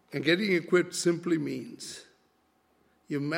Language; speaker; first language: English; non-native, local second language; Malay